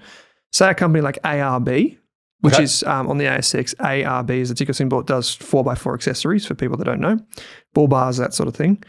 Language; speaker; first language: English; native; English